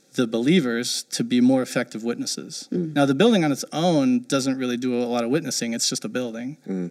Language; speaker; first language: English; early bilingual, heritage; German